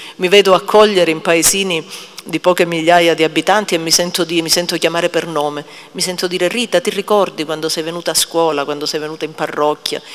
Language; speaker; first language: Italian; native; Italian